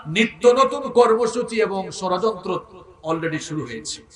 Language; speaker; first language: Bangla; non-native, local second language; Sylheti